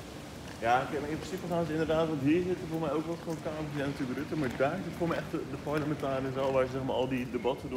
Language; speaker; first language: Dutch; native; Dutch